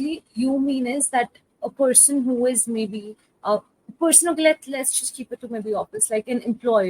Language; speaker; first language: English; non-native, local second language; Hindi